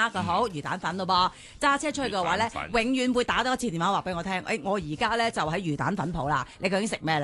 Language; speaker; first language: Cantonese; native; Cantonese